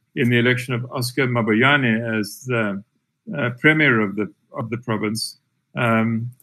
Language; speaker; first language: English; native; English